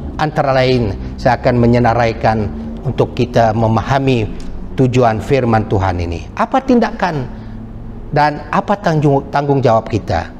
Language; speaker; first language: Malay; non-native, local second language; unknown